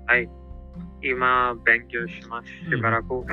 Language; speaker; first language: Japanese; non-native, learner; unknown